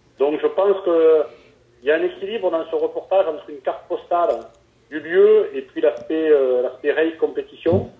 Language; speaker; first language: French; native; French